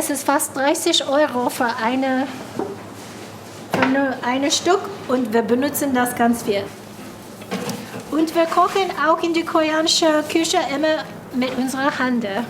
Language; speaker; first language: German; non-native, fluent; English